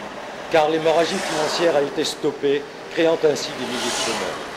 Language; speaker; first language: French; native; French